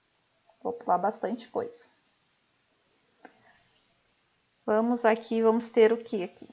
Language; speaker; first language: Portuguese; native; Portuguese